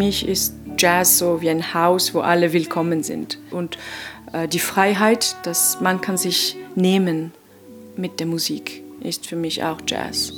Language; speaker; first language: German; non-native, fluent; Albanian